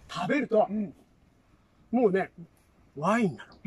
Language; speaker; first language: Japanese; native; Japanese